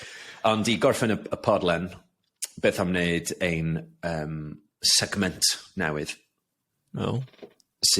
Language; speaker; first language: Welsh; non-native, local second language; English